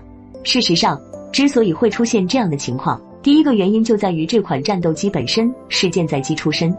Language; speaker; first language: Chinese; native; Chinese